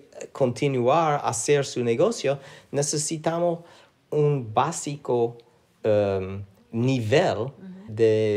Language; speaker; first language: Spanish; non-native, learner; English